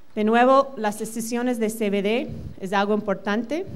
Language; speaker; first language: Spanish; non-native, fluent; English